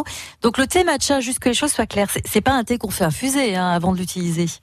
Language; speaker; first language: French; native; French